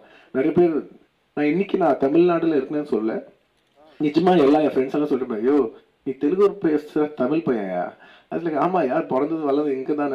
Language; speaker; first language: Tamil; non-native, local second language; Telugu